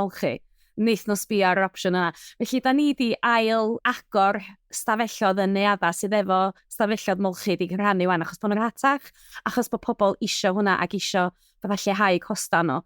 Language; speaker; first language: Welsh; native; Welsh